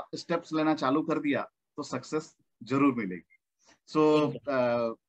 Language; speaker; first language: Hindi; native; Hindi